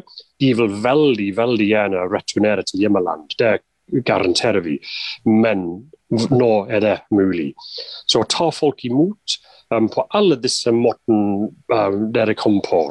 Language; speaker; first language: Norwegian; non-native, fluent; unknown